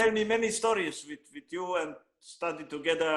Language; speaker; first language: English; non-native, learner; Hungarian